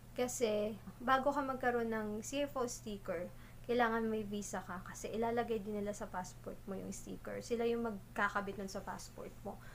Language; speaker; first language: Filipino; native; Filipino